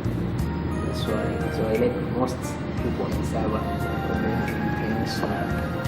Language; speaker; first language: English; non-native, local second language; Swahili